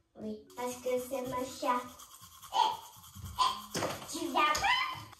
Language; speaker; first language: French; early bilingual, other home language; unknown